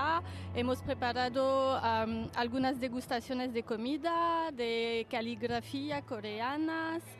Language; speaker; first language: Spanish; non-native, fluent; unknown